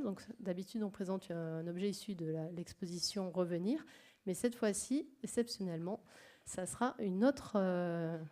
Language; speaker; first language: French; native; French